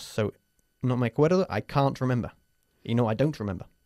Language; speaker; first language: English; native; English